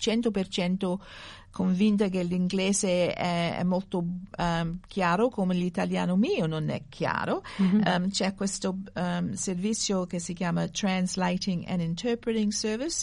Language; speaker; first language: Italian; early bilingual, heritage; English